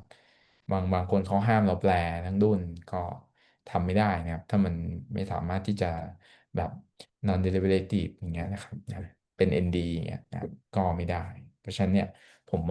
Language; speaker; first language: Thai; native; Thai